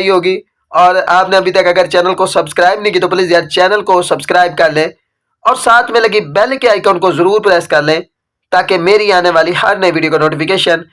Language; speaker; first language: Urdu; native; Urdu